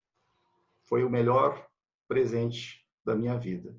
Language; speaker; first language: Portuguese; native; Portuguese